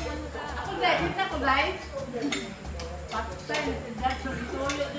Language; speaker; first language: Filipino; non-native, local second language; Cebuano